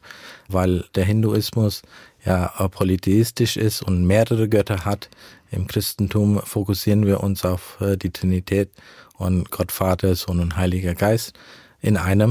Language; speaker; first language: German; early bilingual, heritage; German